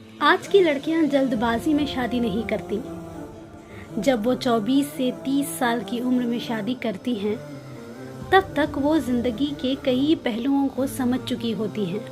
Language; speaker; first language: Urdu; native; Urdu